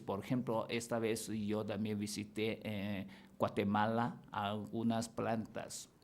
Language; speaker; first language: Spanish; non-native, fluent; Chinese